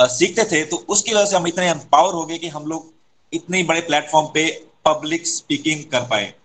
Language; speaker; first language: Hindi; native; Hindi